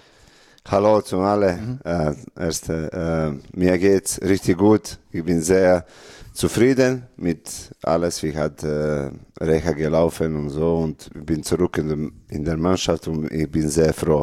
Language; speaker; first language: German; non-native, learner; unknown